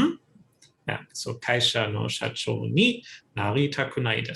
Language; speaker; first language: Japanese; non-native, fluent; English